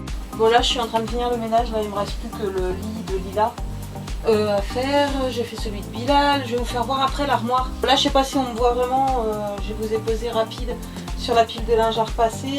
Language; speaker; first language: French; native; French